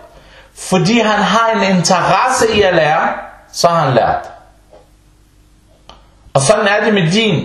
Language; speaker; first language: Danish; non-native, fluent; Arabic